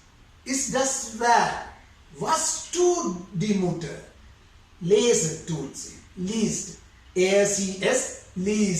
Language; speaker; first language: German; non-native, fluent; Sinhala